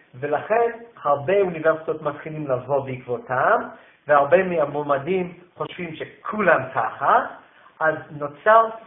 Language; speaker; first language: Hebrew; non-native, fluent; English